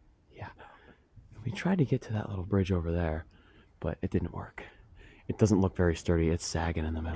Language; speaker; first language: English; native; English